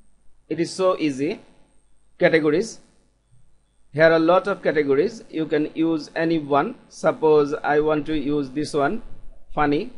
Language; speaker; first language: English; non-native, local second language; Bangla